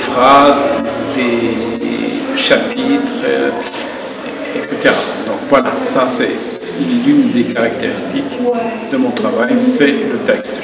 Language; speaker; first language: French; non-native, local second language; Arabic